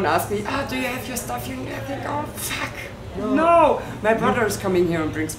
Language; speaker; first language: English; non-native, learner; German